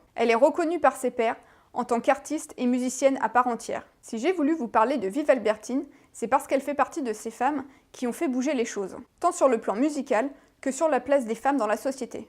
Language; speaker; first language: French; native; French